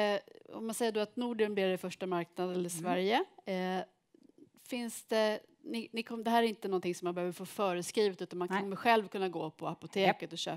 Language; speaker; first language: Swedish; native; Swedish